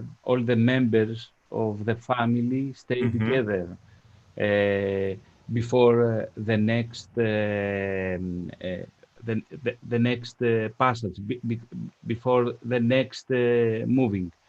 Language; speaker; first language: English; non-native, fluent; Greek